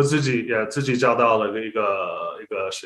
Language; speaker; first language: Chinese; non-native, learner; English